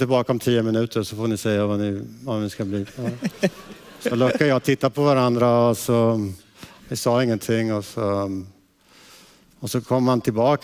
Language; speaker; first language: Swedish; early bilingual, heritage; Swedish